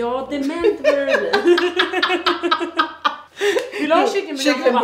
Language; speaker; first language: Swedish; native; Swedish